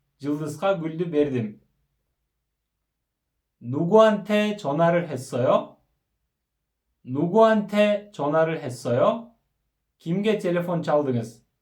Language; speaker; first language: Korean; non-native, fluent; Kyrgyz